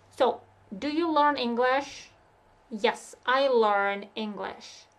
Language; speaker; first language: English; non-native, fluent; Russian